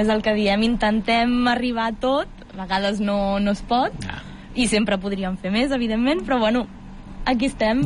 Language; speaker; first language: Catalan; native; Catalan